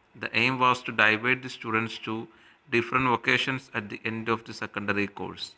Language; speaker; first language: English; non-native, local second language; Malayalam